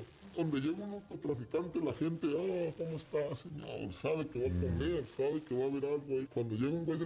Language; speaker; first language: Spanish; native; Spanish